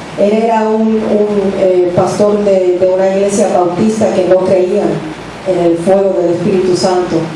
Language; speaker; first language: Spanish; early bilingual, heritage; English